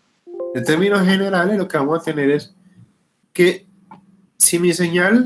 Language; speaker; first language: Spanish; native; Spanish